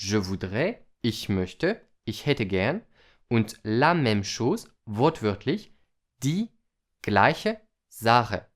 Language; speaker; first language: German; non-native, fluent; French